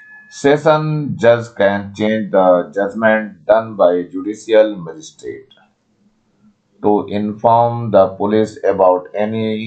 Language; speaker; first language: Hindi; native; Hindi